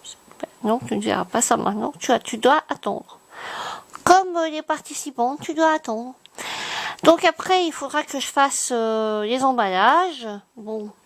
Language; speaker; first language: French; native; French